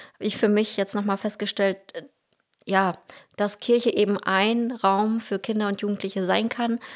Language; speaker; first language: German; early bilingual, other home language; Russian